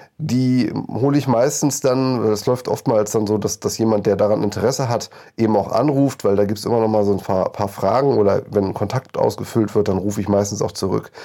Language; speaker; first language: German; native; German